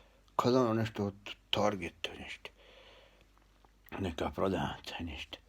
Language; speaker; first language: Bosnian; early bilingual, heritage; Bosnian